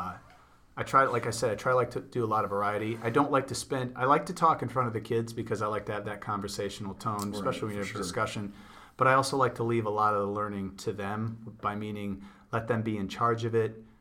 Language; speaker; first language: English; native; English